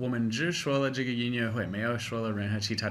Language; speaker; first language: Chinese; non-native, fluent; English